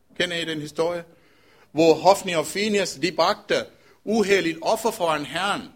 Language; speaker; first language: Danish; non-native, fluent; Tamil